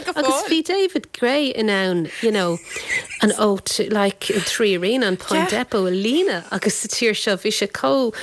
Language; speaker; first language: Irish; non-native, local second language; English